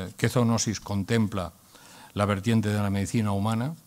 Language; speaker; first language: Spanish; non-native, local second language; Catalan